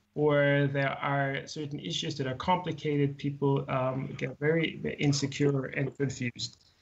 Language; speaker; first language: English; non-native, fluent; German